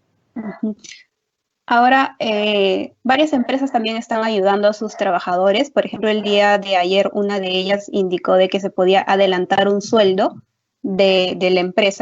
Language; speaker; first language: Spanish; native; Spanish